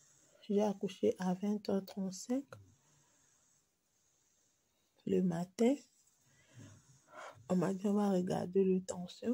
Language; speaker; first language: French; non-native, local second language; Lingala